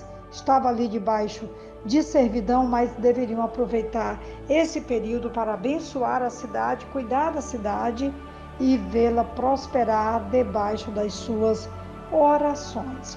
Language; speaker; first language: Portuguese; native; Portuguese